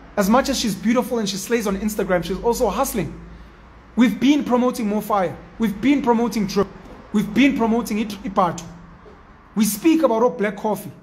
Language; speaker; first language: English; non-native, local second language; Zulu